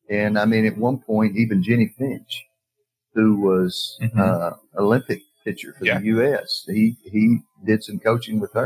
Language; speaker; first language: English; native; English